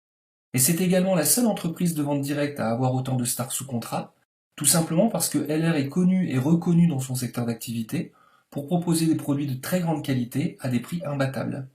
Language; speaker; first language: French; native; French